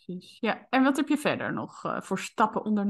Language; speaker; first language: Dutch; native; Dutch